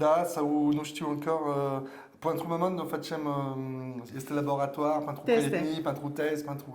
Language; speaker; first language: Romanian; non-native, learner; French